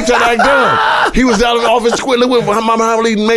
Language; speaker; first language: English; native; English